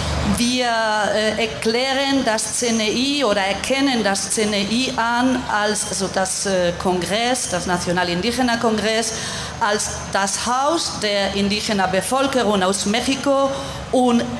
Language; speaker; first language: German; non-native, fluent; Spanish